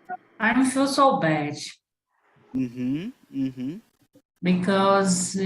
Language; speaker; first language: English; non-native, learner; Portuguese